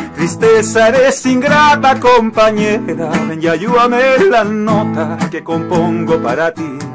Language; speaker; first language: Spanish; native; Spanish